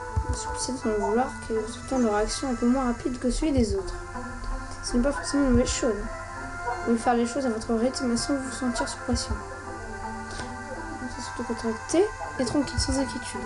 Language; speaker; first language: French; native; French